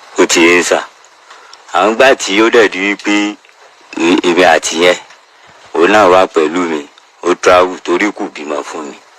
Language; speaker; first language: Yoruba; native; Yoruba